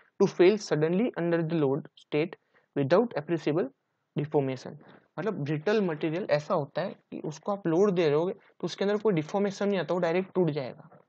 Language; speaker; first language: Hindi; non-native, local second language; Gujarati